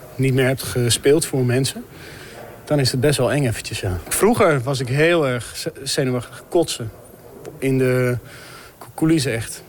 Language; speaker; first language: Dutch; native; Dutch